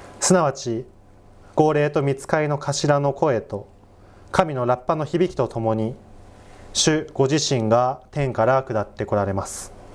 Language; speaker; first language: Japanese; native; Japanese